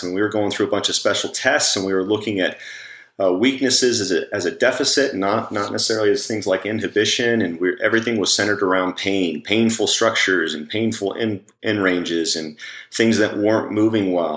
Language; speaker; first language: English; native; English